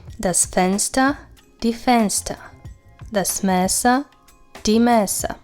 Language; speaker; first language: German; non-native, fluent; Ukrainian